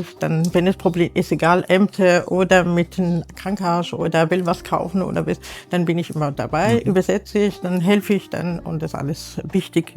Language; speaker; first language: German; non-native, learner; Arabic